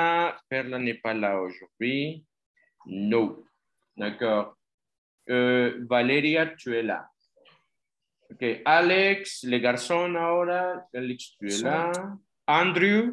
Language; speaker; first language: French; non-native, learner; Spanish